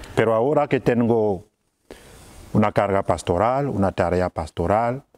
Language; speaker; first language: Spanish; non-native, fluent; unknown